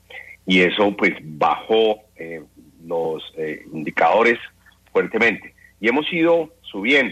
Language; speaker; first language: Spanish; native; Spanish